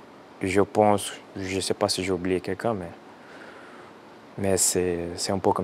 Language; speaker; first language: French; non-native, fluent; Portuguese